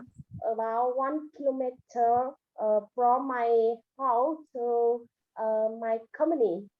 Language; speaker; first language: English; non-native, learner; Vietnamese